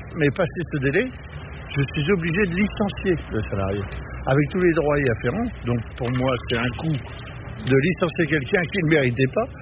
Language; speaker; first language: French; native; French